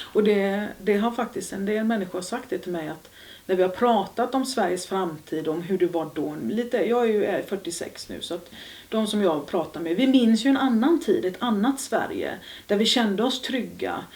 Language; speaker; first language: Swedish; native; Swedish